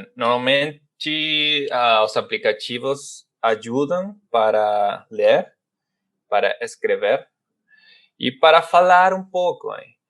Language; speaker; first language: Portuguese; non-native, fluent; Spanish